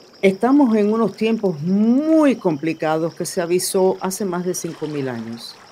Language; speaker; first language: Spanish; non-native, fluent; English